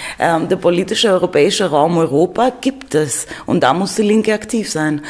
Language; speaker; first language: German; non-native, fluent; Greek